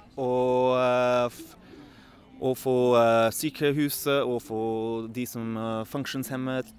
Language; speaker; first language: Norwegian; non-native, learner; English